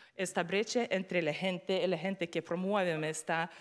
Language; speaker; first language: Spanish; non-native, fluent; Lithuanian